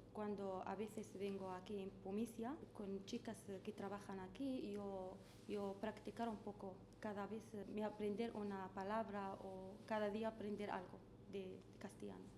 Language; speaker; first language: Spanish; non-native, learner; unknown